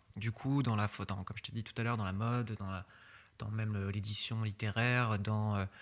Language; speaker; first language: French; early bilingual, other home language; Persian